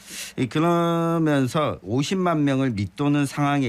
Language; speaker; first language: Korean; native; Korean